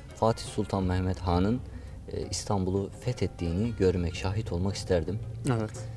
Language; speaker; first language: Turkish; native; Turkish